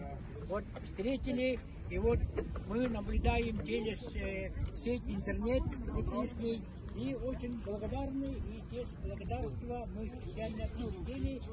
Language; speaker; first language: Russian; non-native, local second language; Yakut